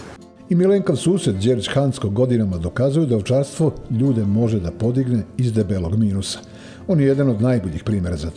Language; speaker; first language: Serbian; native; Serbian